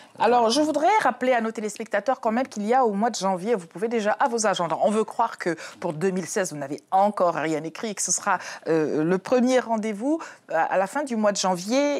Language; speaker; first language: French; native; French